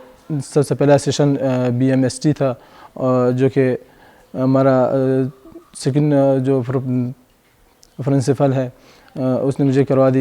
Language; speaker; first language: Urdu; non-native, local second language; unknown